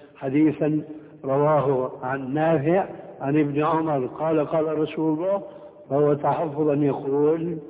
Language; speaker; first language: Arabic; early bilingual, other home language; Albanian